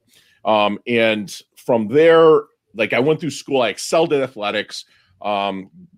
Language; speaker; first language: English; native; English